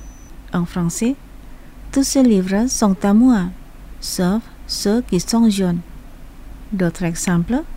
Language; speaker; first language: French; non-native, fluent; Indonesian